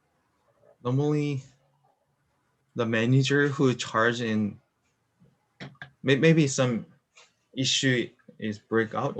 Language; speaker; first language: English; non-native, learner; Korean